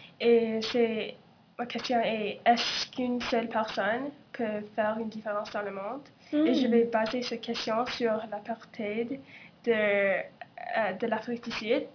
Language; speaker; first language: French; non-native, local second language; English